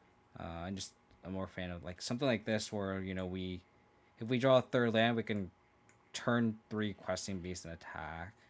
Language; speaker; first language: English; native; English